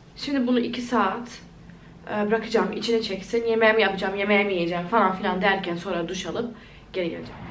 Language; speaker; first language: Turkish; non-native, fluent; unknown